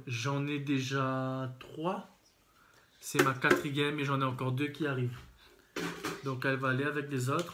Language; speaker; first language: French; native; French